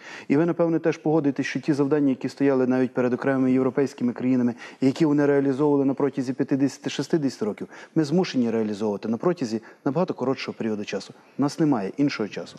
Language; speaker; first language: Ukrainian; native; Ukrainian